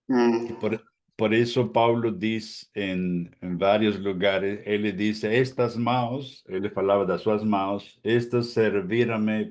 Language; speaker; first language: Portuguese; non-native, fluent; Spanish